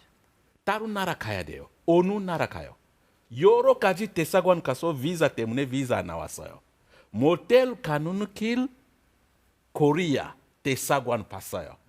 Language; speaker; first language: Korean; non-native, learner; French